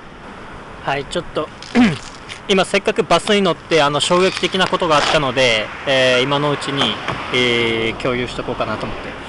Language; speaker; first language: Japanese; native; Japanese